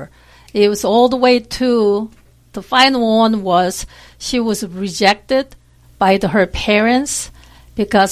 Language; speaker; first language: English; non-native, fluent; Korean